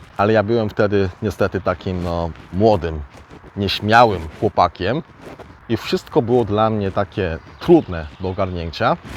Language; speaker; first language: Polish; early bilingual, other home language; Korean